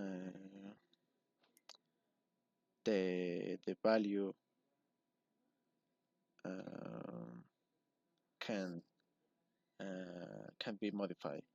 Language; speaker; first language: English; non-native, learner; Spanish